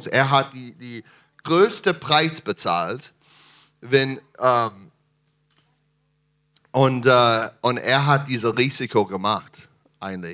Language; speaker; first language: German; non-native, fluent; English